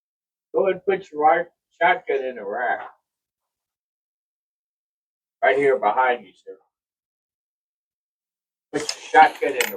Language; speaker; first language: English; native; English